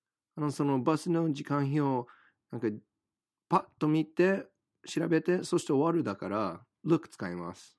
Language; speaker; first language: Japanese; non-native, fluent; English